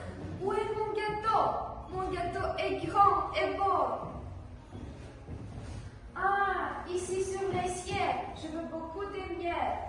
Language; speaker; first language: French; non-native, learner; Uzbek